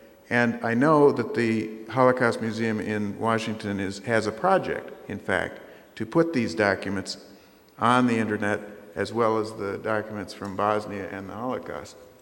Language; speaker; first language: English; native; English